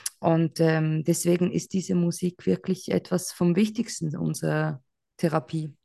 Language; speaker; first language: German; native; German